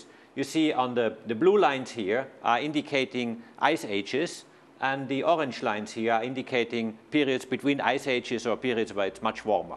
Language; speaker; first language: English; non-native, fluent; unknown